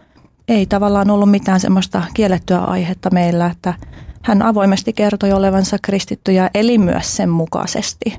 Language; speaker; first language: Finnish; early bilingual, other home language; Albanian